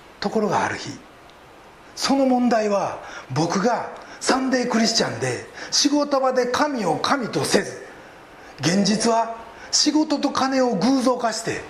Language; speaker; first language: Japanese; native; Japanese